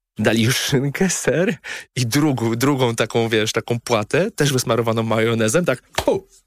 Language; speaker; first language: Polish; native; Polish